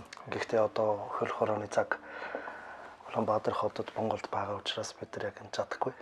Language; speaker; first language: Mongolian; non-native, fluent; German